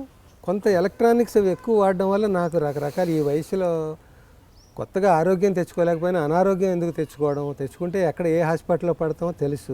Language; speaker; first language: Telugu; native; Telugu